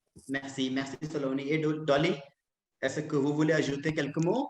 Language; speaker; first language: French; non-native, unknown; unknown